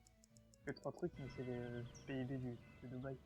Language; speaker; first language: French; native; French